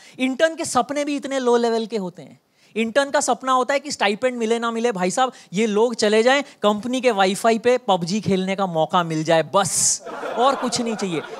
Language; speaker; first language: Hindi; non-native, local second language; Bangla